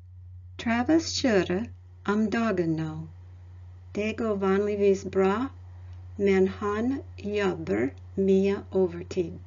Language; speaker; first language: Norwegian; non-native, learner; English